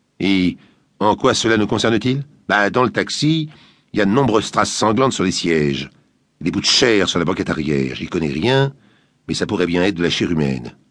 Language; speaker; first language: French; native; French